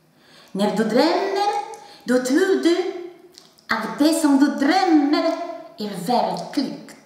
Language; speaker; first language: Swedish; non-native, fluent; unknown